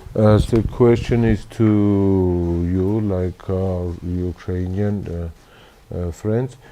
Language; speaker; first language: English; non-native, learner; Armenian